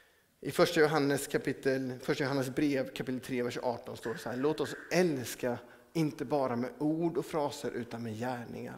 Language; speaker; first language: Swedish; native; Swedish